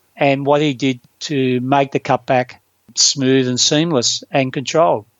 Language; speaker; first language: English; native; English